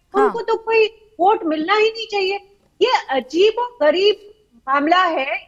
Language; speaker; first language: Hindi; native; Hindi